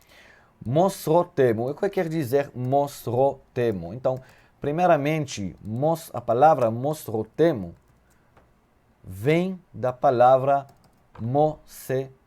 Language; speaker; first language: Portuguese; non-native, fluent; Hebrew